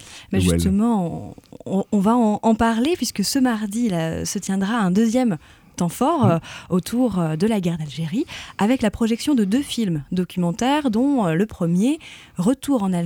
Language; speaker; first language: French; native; French